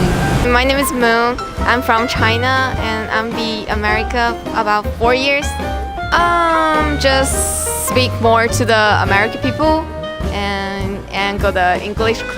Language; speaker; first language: English; non-native, learner; Chinese